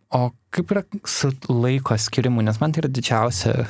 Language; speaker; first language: Lithuanian; native; Lithuanian